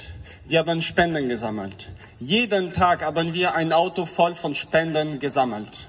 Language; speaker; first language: German; non-native, fluent; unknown